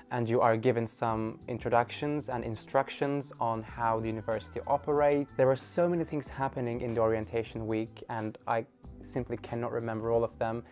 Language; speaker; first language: English; non-native, fluent; Turkish